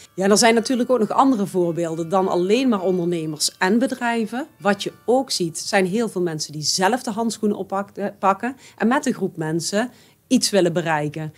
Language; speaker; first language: Dutch; native; Dutch